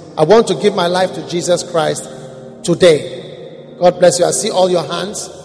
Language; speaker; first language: English; non-native, local second language; Akan